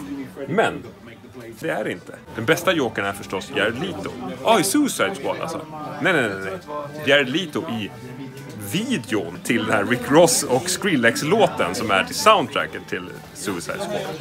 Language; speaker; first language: Swedish; native; Swedish